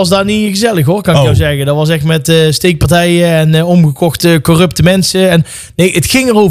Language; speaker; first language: Dutch; native; Dutch